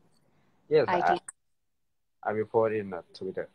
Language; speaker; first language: English; non-native, learner; Thai